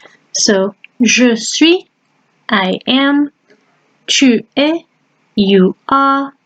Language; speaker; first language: French; non-native, fluent; English